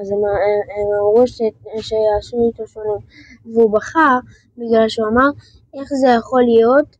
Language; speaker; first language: Hebrew; early bilingual, heritage; French